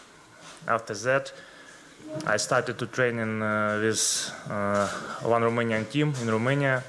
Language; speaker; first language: English; non-native, learner; Ukrainian